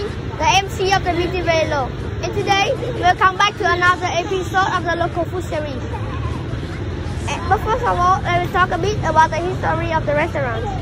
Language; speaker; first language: English; non-native, learner; Vietnamese